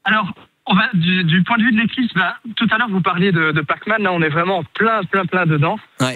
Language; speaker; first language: French; native; French